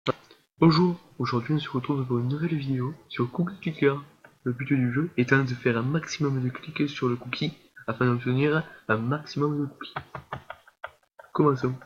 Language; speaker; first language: French; native; French